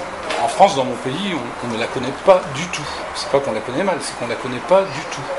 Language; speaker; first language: French; native; French